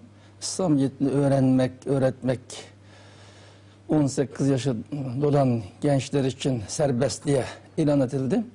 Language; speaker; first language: Turkish; non-native, learner; Uyghur